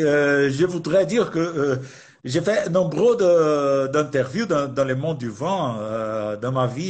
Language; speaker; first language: French; non-native, fluent; Portuguese